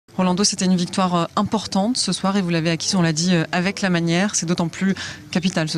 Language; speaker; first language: French; native; French